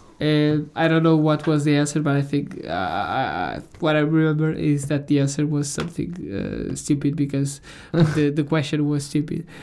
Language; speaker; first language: English; non-native, fluent; Portuguese